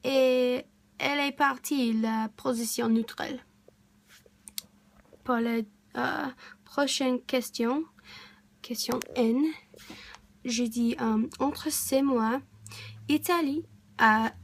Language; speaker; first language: French; non-native, learner; English